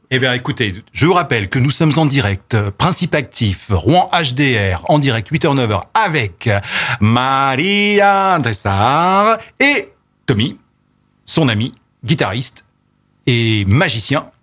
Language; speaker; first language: French; native; French